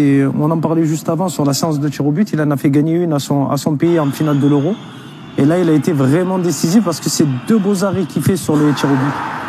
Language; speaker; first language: French; native; French